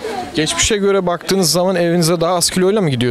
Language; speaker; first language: Turkish; native; Turkish